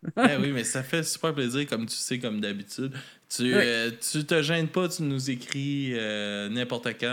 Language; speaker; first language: French; native; French